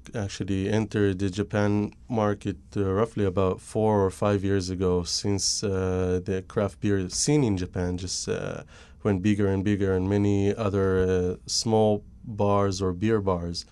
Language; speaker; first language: English; non-native, fluent; Hebrew